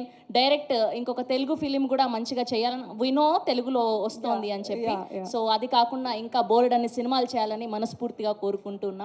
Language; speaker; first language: Telugu; native; Telugu